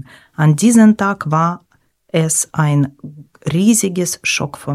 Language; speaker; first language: German; non-native, learner; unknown